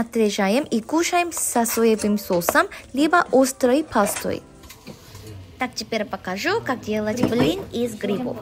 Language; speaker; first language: Russian; non-native, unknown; Korean